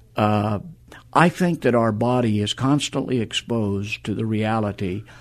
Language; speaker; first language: English; native; English